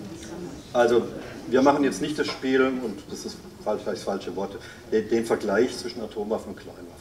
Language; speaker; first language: German; native; German